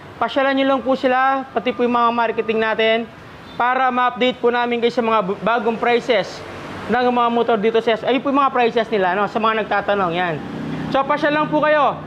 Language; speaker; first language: Filipino; non-native, local second language; Pampanga